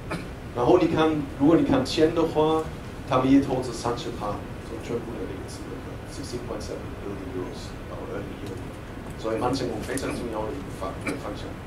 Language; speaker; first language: Chinese; non-native, fluent; German